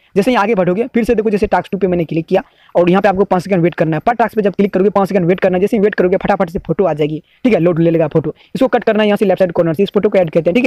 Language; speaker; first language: Hindi; native; Hindi